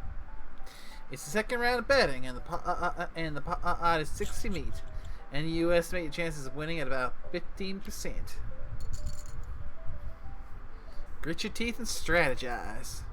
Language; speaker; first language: English; native; English